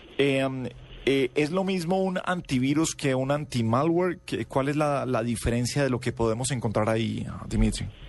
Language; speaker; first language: Spanish; native; Spanish